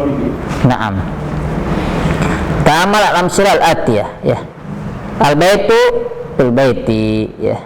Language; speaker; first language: Arabic; non-native, fluent; Indonesian